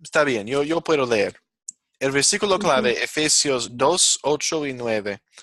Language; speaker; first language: Spanish; non-native, fluent; English